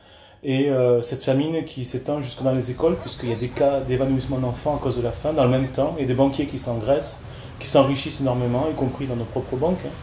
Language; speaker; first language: French; native; French